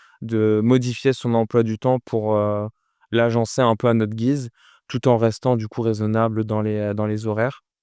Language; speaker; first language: French; native; French